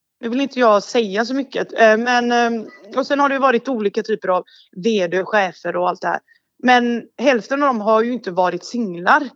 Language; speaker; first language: Swedish; early bilingual, other home language; Bosnian